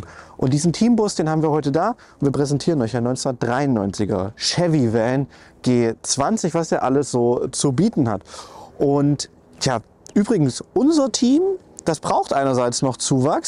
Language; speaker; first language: German; native; German